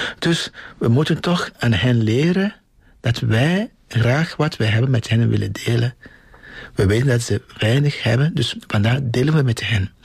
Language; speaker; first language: Dutch; non-native, fluent; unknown